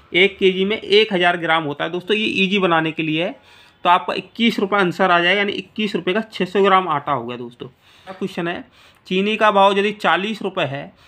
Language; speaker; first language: Hindi; native; Hindi